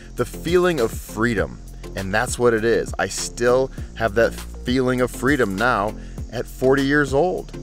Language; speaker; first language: English; native; English